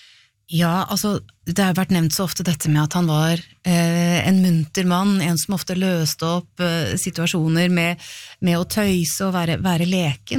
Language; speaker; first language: Norwegian; native; Norwegian